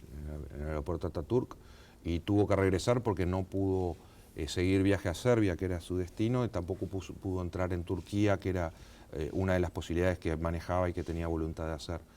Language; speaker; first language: Spanish; native; Spanish